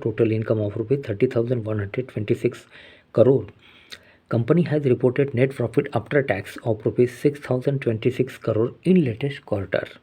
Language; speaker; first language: English; non-native, local second language; Hindi